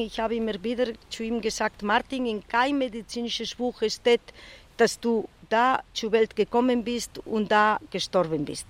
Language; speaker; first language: German; non-native, fluent; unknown